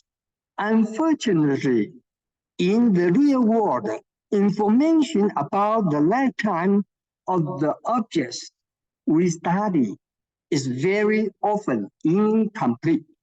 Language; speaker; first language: English; non-native, fluent; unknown